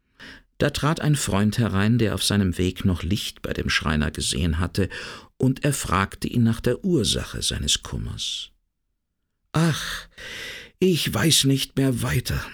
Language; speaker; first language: German; native; German